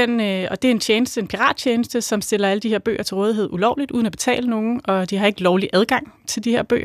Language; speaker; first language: Danish; native; Danish